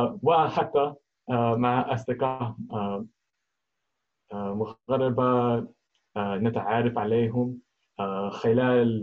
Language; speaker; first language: Arabic; non-native, learner; English